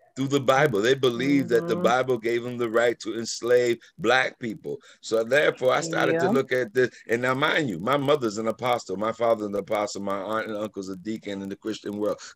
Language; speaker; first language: English; native; English